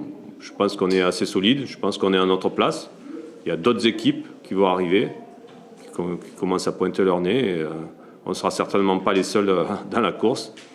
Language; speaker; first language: French; native; French